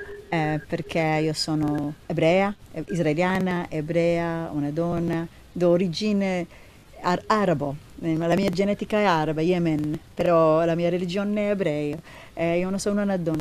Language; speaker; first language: Italian; non-native, learner; Hebrew